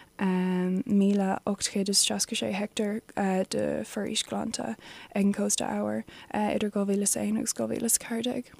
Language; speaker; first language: Irish; non-native, local second language; English